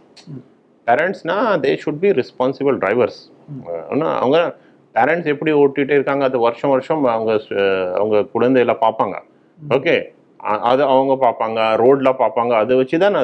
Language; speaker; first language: Tamil; non-native, fluent; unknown